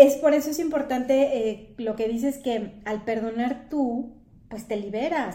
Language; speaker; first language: Spanish; native; Spanish